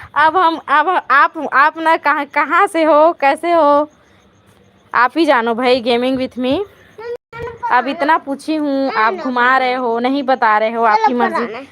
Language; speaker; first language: Hindi; native; Hindi